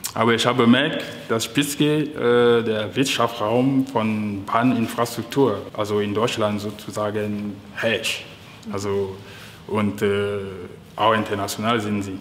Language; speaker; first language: German; non-native, fluent; French